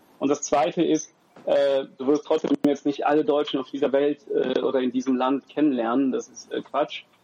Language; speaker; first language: German; early bilingual, other home language; French